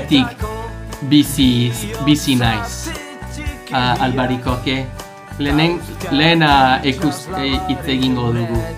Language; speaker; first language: Basque; non-native, learner; English